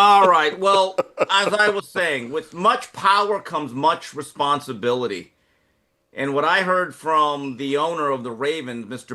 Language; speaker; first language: English; native; English